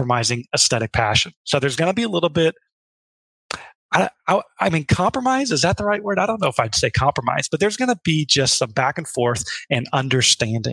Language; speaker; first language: English; native; English